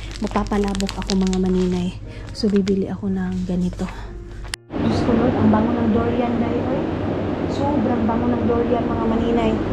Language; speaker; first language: Filipino; non-native, local second language; Cebuano